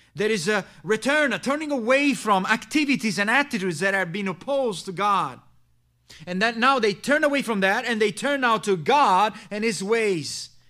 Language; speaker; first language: English; non-native, fluent; Italian